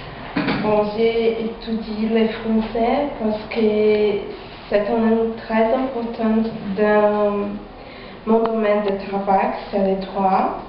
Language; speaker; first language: French; non-native, fluent; Portuguese